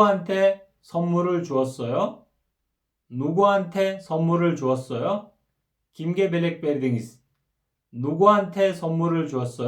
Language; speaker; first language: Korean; non-native, fluent; Kyrgyz